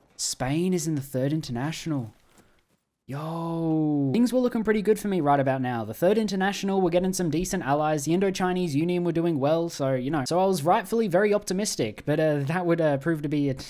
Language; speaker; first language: English; native; English